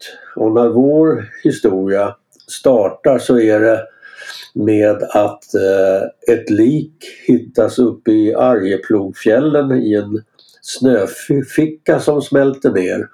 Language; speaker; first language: Swedish; native; Swedish